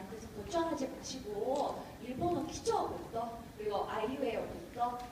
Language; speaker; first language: Korean; non-native, fluent; Japanese